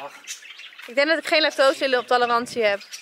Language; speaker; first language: Dutch; native; Dutch